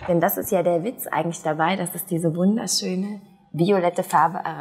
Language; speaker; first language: German; native; German